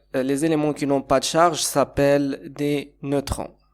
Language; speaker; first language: French; non-native, local second language; Arabic